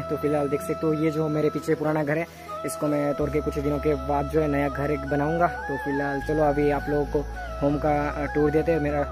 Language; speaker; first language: Hindi; non-native, local second language; Bangla